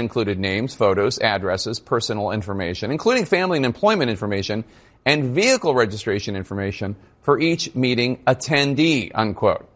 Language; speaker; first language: English; native; English